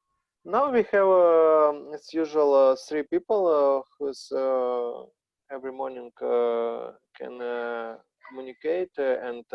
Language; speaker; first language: English; non-native, learner; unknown